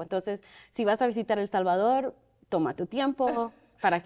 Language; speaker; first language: Spanish; early bilingual, other home language; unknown